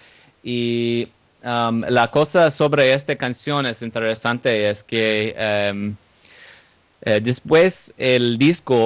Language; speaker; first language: Spanish; non-native, learner; English